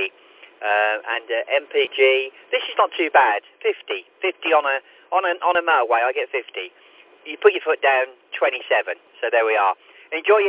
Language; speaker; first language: English; native; English